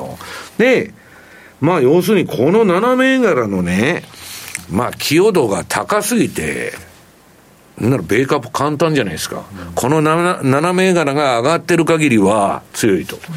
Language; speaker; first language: Japanese; native; Japanese